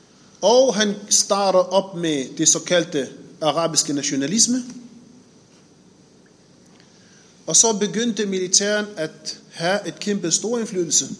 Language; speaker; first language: Danish; non-native, fluent; Arabic